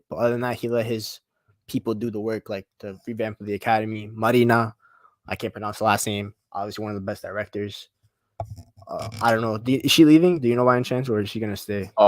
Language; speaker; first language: English; native; English